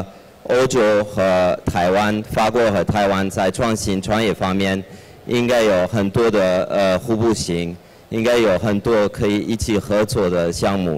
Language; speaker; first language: Chinese; non-native, fluent; French